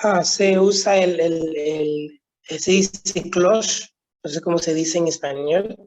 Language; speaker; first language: Spanish; non-native, local second language; Haitian Creole